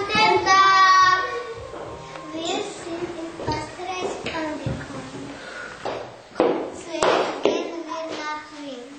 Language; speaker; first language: German; non-native, learner; Croatian